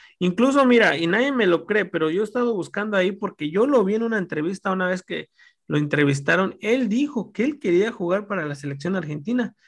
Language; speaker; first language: Spanish; native; Spanish